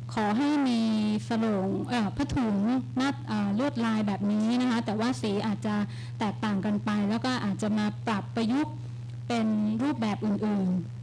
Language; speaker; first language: Thai; native; Thai